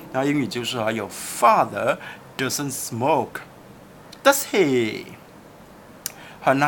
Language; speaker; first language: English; non-native, local second language; Chinese